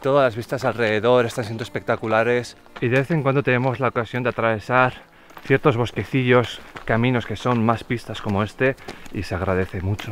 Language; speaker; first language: Spanish; native; Spanish